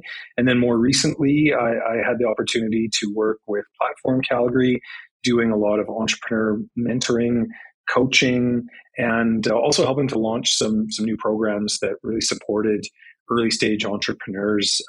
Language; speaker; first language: English; native; English